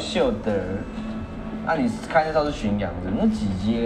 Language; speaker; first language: Chinese; native; Chinese